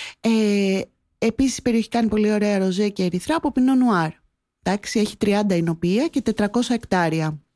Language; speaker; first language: Greek; native; Greek